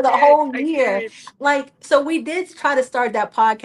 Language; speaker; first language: English; native; English